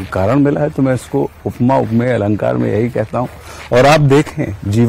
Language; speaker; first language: Hindi; native; Hindi